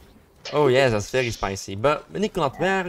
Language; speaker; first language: English; non-native, learner; Dutch